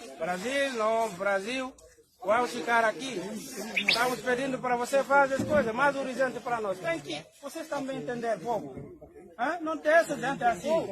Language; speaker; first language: Portuguese; non-native, learner; Haitian Creole